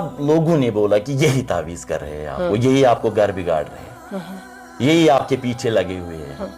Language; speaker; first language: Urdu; non-native, local second language; Kashmiri